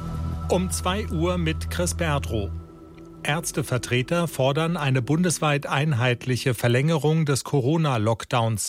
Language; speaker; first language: German; native; German